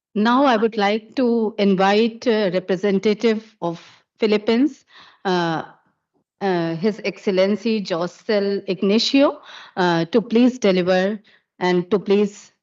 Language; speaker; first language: English; non-native, local second language; Hindi